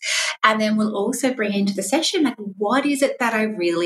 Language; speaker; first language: English; native; English